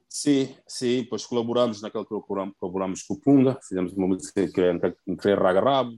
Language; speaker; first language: Portuguese; early bilingual, other home language; Upper Guinea Crioulo